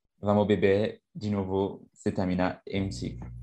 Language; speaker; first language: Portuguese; non-native, learner; French